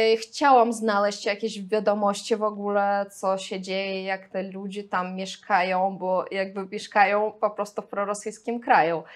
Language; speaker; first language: Polish; non-native, fluent; Russian